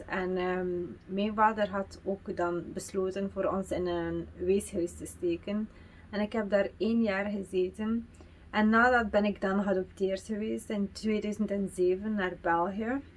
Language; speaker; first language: Dutch; early bilingual, other home language; Amharic